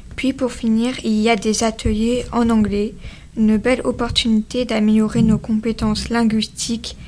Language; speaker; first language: French; native; French